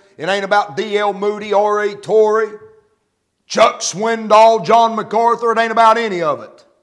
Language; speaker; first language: English; native; English